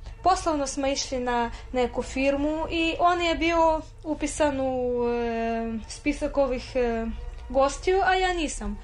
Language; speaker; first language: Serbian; non-native, fluent; Russian